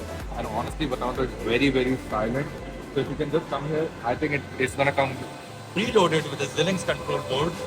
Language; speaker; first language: English; non-native, local second language; Hindi